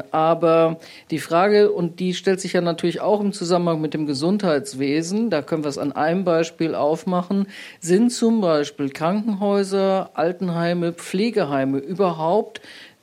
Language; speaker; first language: German; native; German